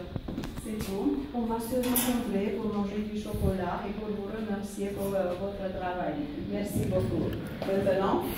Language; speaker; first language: French; non-native, fluent; Romanian